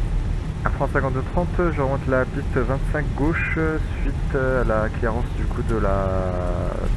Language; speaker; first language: French; native; French